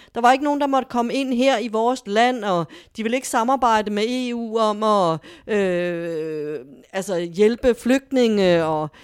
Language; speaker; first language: Danish; native; Danish